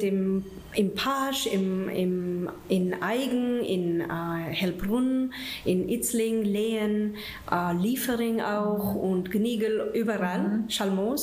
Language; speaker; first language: German; non-native, fluent; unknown